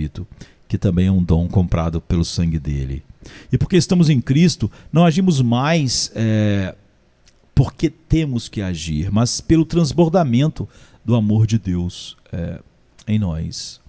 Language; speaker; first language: Portuguese; native; Portuguese